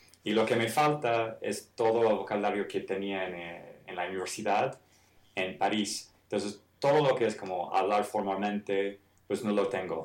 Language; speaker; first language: Spanish; non-native, fluent; English